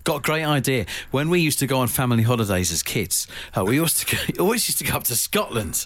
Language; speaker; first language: English; native; English